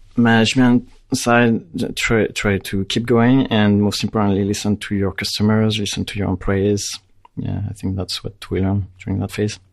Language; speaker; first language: English; non-native, fluent; French